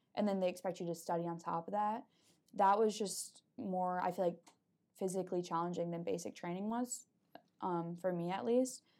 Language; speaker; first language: English; native; English